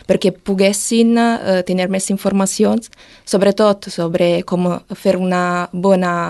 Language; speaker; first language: Catalan; non-native, learner; Italian